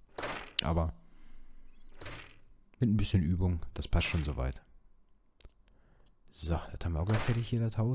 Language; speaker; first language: German; native; German